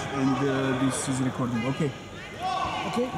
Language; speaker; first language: English; non-native, learner; Russian